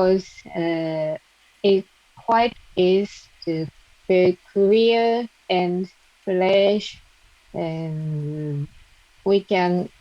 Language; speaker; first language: English; non-native, learner; Japanese